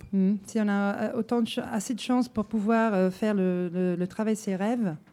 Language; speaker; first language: French; non-native, fluent; English